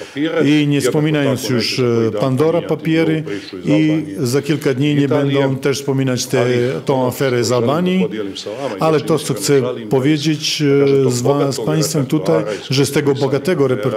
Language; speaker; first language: Polish; non-native, fluent; Serbian